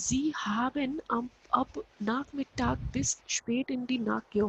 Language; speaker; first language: German; non-native, fluent; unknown